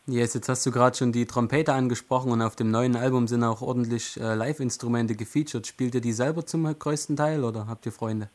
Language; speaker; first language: German; native; German